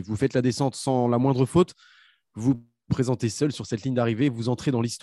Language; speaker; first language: French; native; French